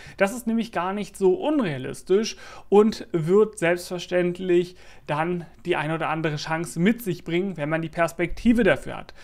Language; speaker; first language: German; native; German